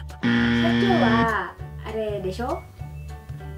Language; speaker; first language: Japanese; non-native, learner; Filipino